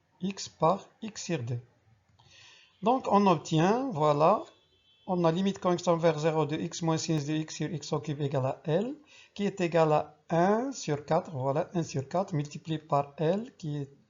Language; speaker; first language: French; non-native, local second language; Arabic